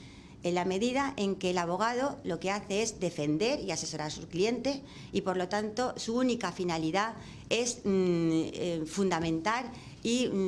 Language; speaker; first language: Spanish; native; Spanish